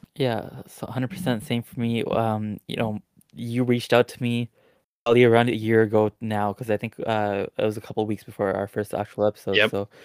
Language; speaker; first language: English; native; English